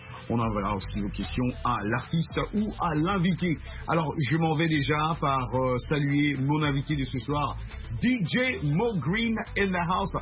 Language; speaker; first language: French; non-native, local second language; Lingala